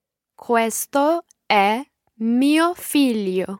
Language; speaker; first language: Italian; non-native, learner; English